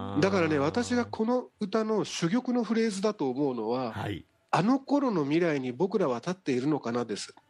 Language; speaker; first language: Japanese; native; Japanese